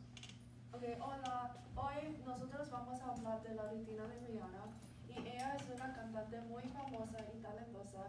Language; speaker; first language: Spanish; non-native, learner; English